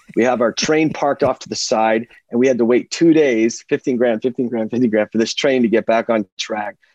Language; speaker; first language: English; early bilingual, other home language; Czech